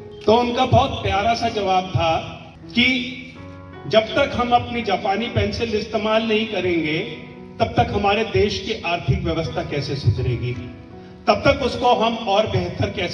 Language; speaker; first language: Hindi; native; Hindi